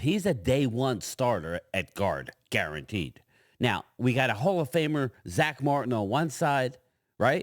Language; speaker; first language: English; native; English